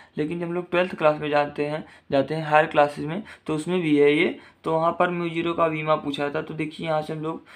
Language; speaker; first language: Hindi; native; Hindi